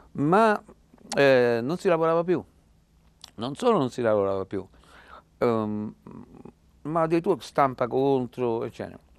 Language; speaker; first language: Italian; native; Italian